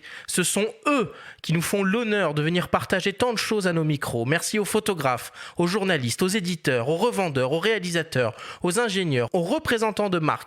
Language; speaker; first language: French; native; French